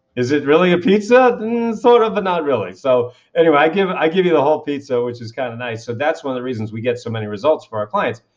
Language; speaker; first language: English; native; English